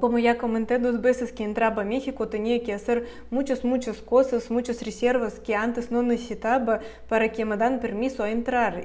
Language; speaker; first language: Spanish; non-native, fluent; Russian